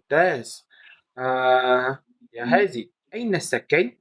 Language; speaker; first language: Arabic; non-native, learner; Malay